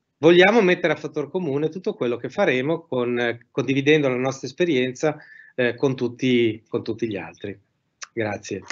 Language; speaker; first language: Italian; native; Italian